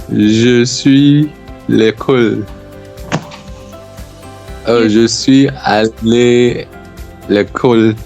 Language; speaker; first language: French; non-native, learner; English